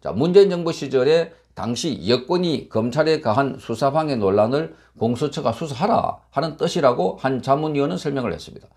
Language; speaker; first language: Korean; native; Korean